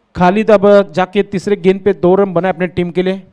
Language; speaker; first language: Hindi; non-native, local second language; Marathi